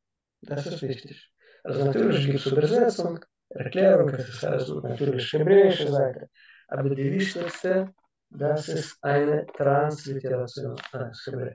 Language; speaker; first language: German; non-native, learner; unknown